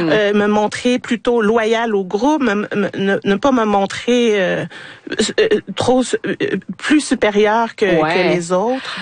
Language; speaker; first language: French; native; French